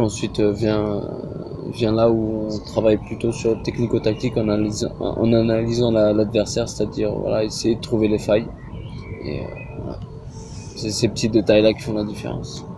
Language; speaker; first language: French; early bilingual, other home language; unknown